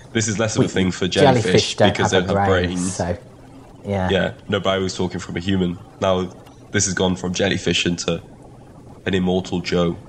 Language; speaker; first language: English; non-native, local second language; Welsh